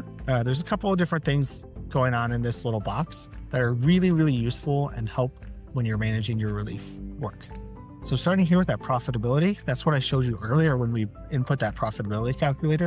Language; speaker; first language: English; native; English